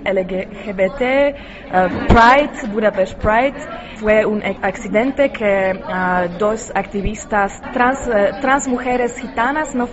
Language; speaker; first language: Spanish; non-native, learner; Polish